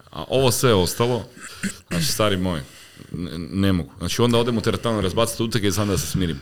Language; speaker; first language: Croatian; native; Croatian